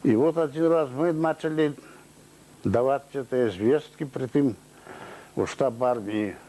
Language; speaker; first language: Russian; non-native, local second language; Belarusian